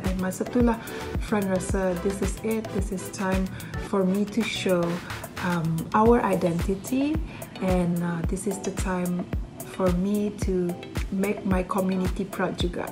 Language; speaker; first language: English; non-native, local second language; Malay